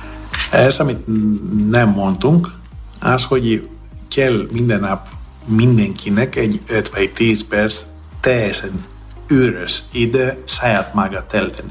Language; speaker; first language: Hungarian; non-native, fluent; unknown